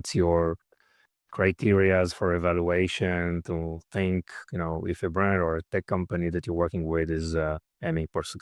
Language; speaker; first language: English; non-native, fluent; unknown